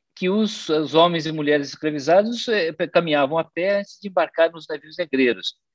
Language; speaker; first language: Portuguese; native; Portuguese